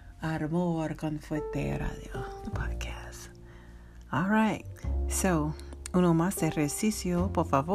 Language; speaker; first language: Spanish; non-native, learner; English